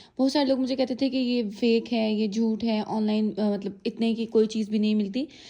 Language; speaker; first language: Urdu; native; Urdu